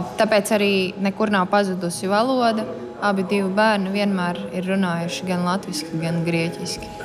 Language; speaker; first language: Latvian; native; Latvian